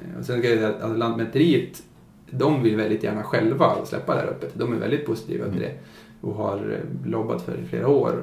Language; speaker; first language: Swedish; native; Swedish